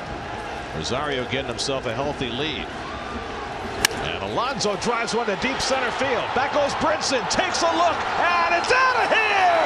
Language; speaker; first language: English; native; English